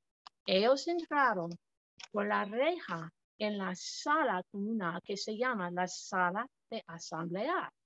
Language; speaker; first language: Spanish; non-native, fluent; English